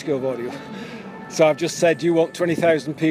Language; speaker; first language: English; native; English